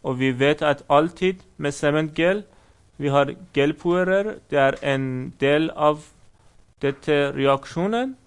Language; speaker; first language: Norwegian; non-native, fluent; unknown